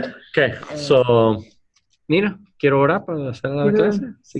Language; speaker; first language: Spanish; non-native, learner; English